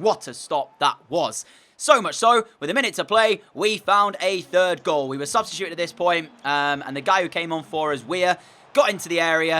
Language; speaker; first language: English; native; English